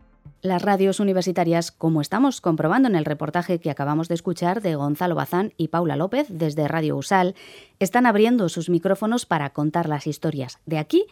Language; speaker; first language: Spanish; native; Spanish